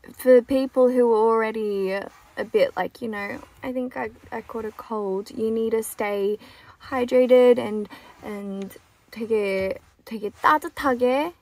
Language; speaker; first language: English; early bilingual, other home language; Korean